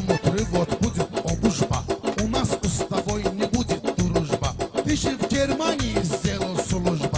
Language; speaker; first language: Russian; non-native, local second language; Talysh